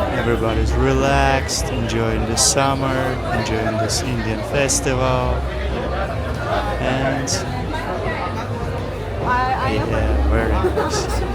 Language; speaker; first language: English; non-native, fluent; Russian